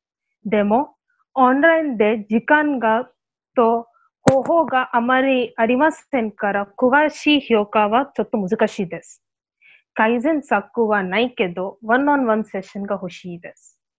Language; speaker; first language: Japanese; non-native, learner; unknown